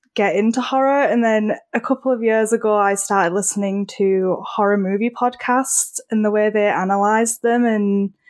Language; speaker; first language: English; native; English